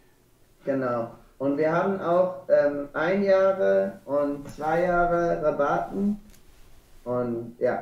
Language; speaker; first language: German; non-native, learner; English